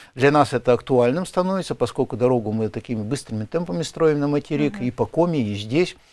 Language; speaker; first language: Russian; native; Russian